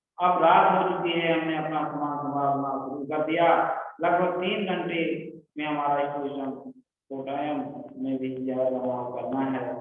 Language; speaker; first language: Hindi; native; Hindi